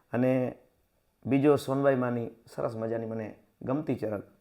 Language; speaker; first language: Gujarati; native; Gujarati